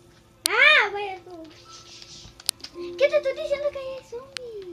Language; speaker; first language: Spanish; native; Spanish